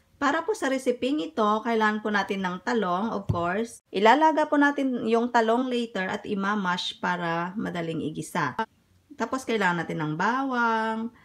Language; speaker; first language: Filipino; non-native, local second language; Hiligaynon